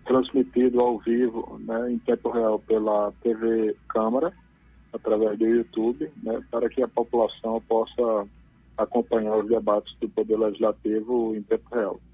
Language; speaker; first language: Portuguese; native; Portuguese